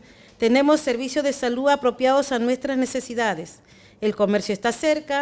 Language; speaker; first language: Spanish; native; Spanish